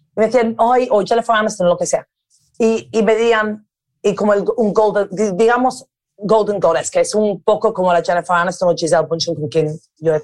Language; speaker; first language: Spanish; early bilingual, other home language; English